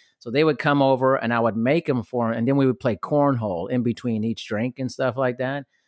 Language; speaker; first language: English; native; English